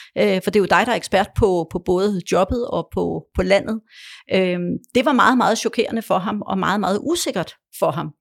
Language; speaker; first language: Danish; early bilingual, other home language; Polish